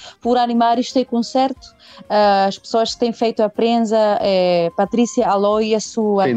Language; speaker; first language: Portuguese; early bilingual, heritage; Portuguese